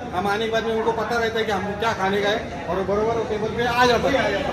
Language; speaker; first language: Hindi; non-native, local second language; Marathi